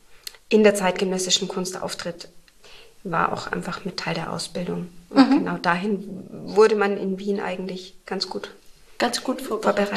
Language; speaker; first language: German; native; German